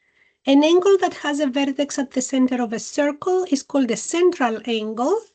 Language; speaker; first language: English; non-native, fluent; Greek